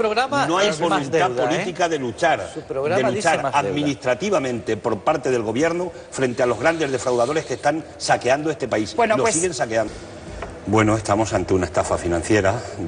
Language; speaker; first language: Spanish; native; Spanish